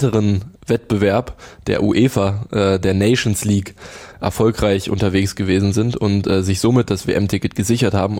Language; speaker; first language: German; native; German